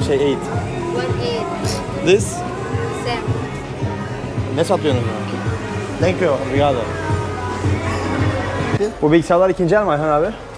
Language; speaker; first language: Turkish; native; Turkish